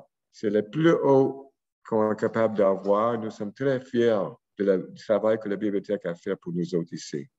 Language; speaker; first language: French; non-native, local second language; English